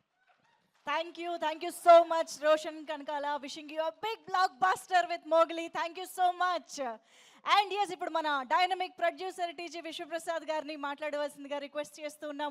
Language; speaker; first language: Telugu; native; Telugu